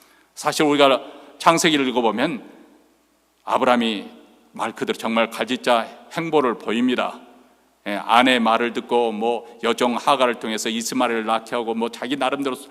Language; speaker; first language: Korean; native; Korean